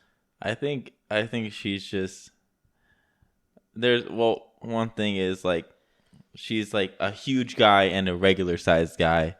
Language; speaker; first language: English; native; English